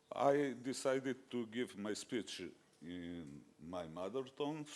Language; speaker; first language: English; non-native, fluent; Macedonian